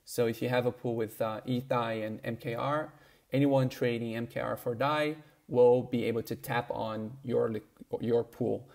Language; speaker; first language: English; non-native, fluent; Portuguese